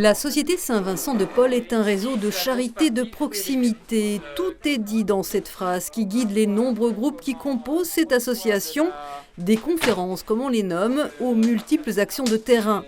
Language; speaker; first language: French; native; French